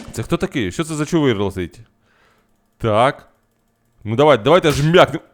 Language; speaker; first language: Ukrainian; native; Ukrainian